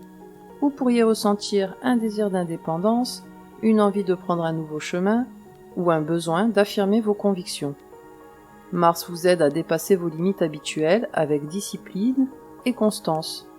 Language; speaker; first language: French; native; French